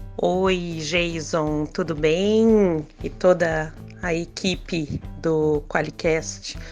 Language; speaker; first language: Portuguese; native; Portuguese